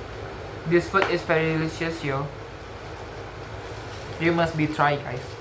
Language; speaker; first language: English; non-native, learner; Indonesian